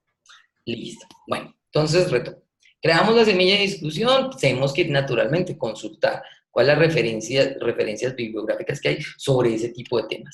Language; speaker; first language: Spanish; native; Spanish